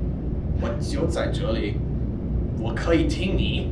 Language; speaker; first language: Chinese; non-native, learner; English